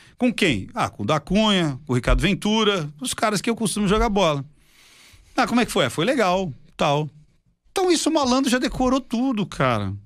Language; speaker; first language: Portuguese; native; Portuguese